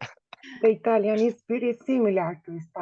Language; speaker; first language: English; non-native, learner; Spanish